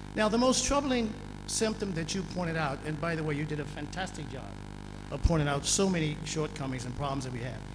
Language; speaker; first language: English; native; English